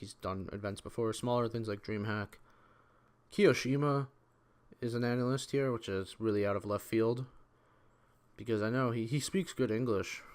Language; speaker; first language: English; native; English